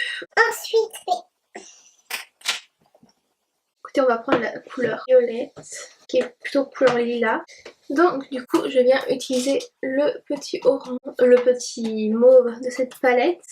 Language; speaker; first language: French; native; French